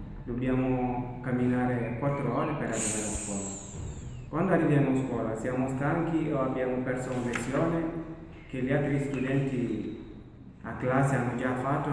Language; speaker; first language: Italian; non-native, learner; Masai